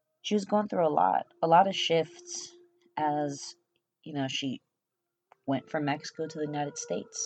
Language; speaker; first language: English; early bilingual, other home language; Spanish